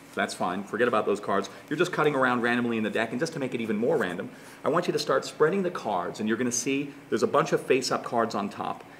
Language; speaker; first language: English; native; English